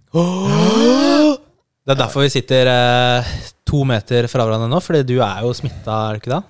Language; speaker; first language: Norwegian; native; Norwegian